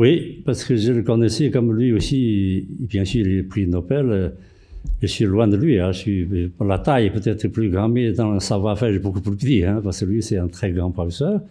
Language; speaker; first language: French; non-native, fluent; Chinese